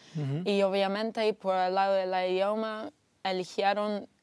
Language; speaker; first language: Spanish; non-native, fluent; English